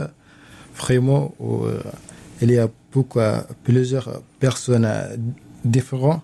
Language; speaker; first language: French; non-native, learner; Arabic